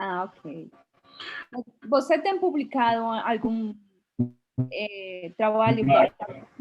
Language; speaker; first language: Portuguese; non-native, fluent; Spanish